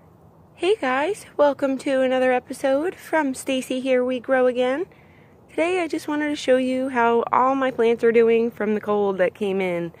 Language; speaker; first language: English; native; English